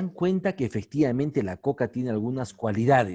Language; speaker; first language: Spanish; native; Spanish